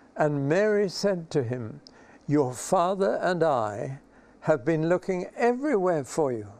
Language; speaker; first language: English; native; English